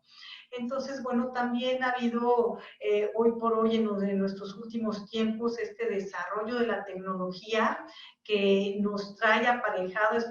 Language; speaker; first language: Spanish; native; Spanish